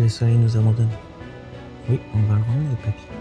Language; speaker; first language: French; native; French